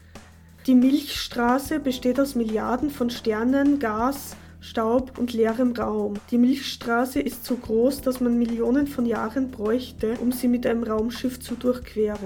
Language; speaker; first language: German; native; German